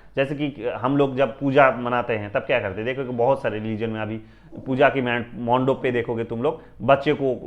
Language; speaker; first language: Hindi; non-native, local second language; Bangla